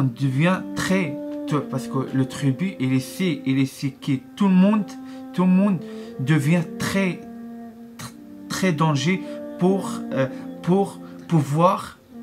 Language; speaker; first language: French; non-native, learner; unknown